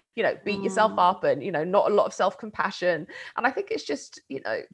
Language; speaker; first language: English; native; English